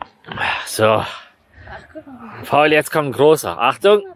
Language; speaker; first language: German; native; German